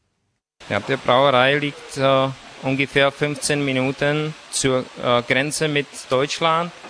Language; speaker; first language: German; non-native, fluent; Czech